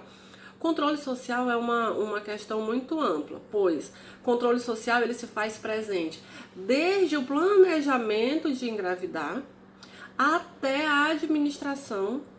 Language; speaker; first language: Portuguese; native; Portuguese